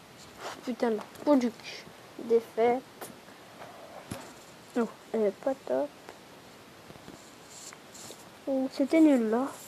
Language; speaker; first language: French; native; French